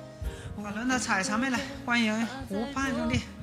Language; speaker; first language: Chinese; native; Chinese